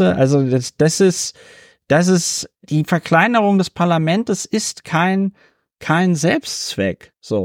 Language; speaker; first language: German; native; German